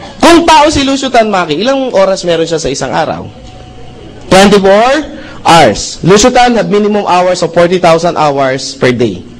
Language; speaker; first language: Filipino; non-native, local second language; Cebuano